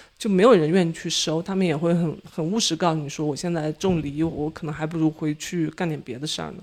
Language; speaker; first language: Chinese; native; Chinese